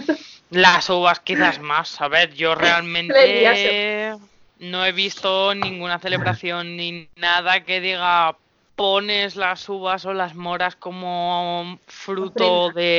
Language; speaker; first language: Spanish; native; Spanish